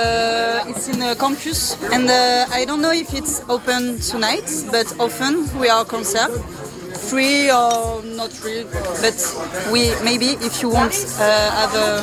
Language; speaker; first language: English; non-native, learner; French